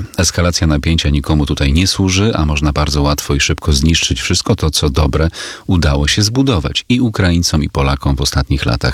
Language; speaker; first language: Polish; native; Polish